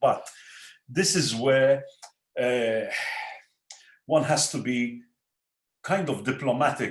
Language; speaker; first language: English; non-native, local second language; Maltese